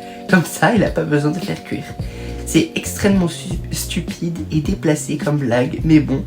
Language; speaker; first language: French; native; French